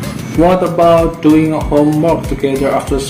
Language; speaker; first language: English; non-native, fluent; Indonesian